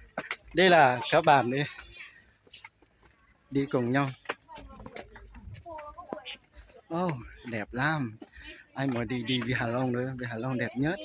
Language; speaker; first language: Vietnamese; non-native, learner; Lao